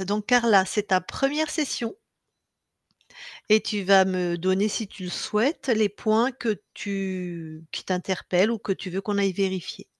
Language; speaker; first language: French; native; French